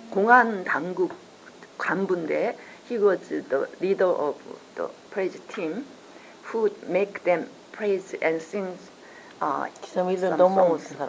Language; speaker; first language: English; non-native, learner; Korean